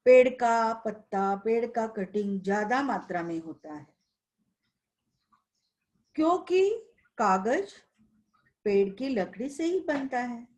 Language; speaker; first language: Hindi; non-native, local second language; Marathi